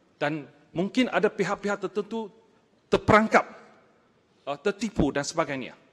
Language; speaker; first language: Malay; non-native, local second language; Chinese